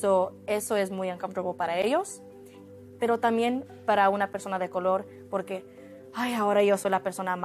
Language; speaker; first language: Spanish; early bilingual, heritage; Spanish